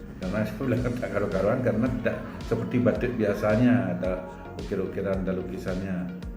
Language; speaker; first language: Indonesian; native; Indonesian